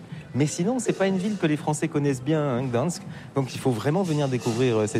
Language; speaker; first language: French; native; French